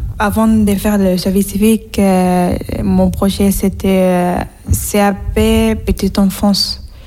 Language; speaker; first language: French; non-native, learner; Arabic